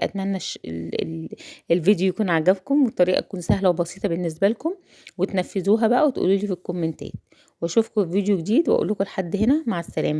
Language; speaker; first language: Arabic; native; Arabic